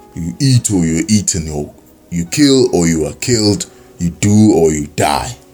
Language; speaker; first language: English; non-native, local second language; Zulu